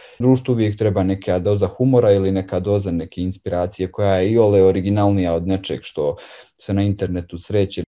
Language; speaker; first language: Bosnian; native; Bosnian